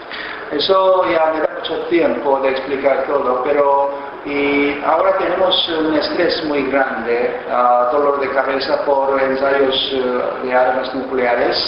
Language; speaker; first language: Spanish; non-native, fluent; Korean